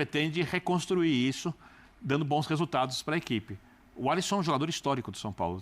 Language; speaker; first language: Portuguese; native; Portuguese